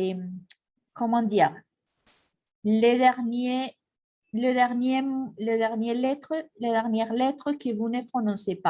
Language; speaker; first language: French; non-native, fluent; Spanish